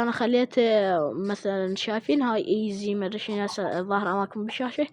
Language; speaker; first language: Arabic; native; Arabic